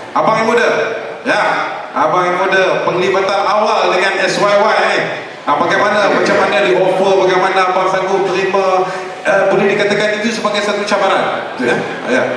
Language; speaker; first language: Malay; native; Malay